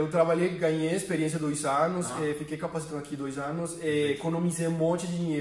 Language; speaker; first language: Portuguese; non-native, fluent; Spanish